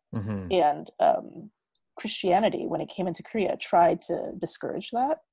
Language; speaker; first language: English; native; English